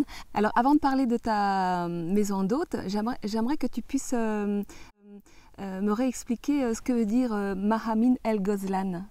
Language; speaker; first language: French; native; French